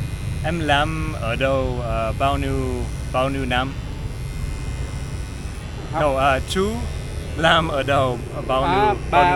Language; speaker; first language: Vietnamese; non-native, learner; English